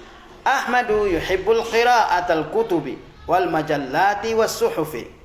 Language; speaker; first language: Arabic; non-native, fluent; Indonesian